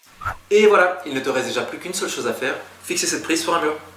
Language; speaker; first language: French; native; French